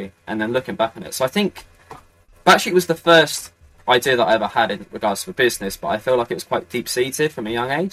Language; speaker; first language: English; native; English